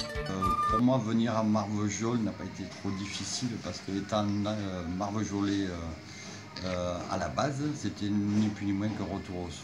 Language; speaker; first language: French; native; French